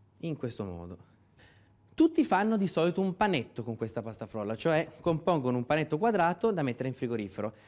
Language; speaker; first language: Italian; native; Italian